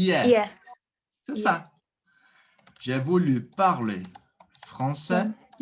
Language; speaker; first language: French; non-native, fluent; Portuguese